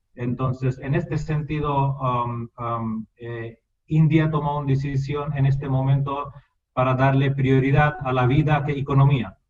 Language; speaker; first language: Spanish; non-native, fluent; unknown